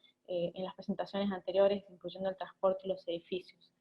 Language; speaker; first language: Spanish; native; Spanish